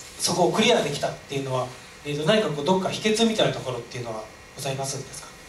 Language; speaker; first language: Japanese; native; Japanese